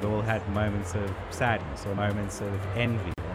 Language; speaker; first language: English; native; English